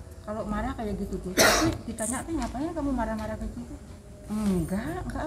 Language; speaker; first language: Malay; non-native, local second language; Javanese